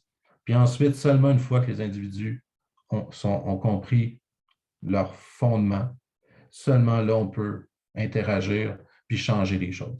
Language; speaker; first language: French; native; French